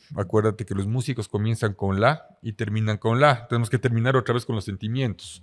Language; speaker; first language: Spanish; native; Spanish